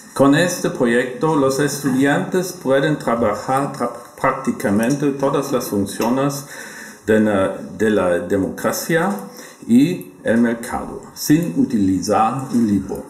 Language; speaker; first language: Spanish; non-native, learner; German